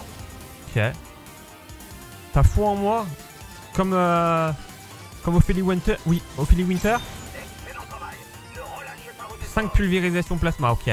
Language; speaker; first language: French; native; French